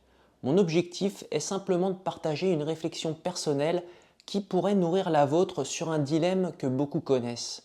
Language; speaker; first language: French; native; French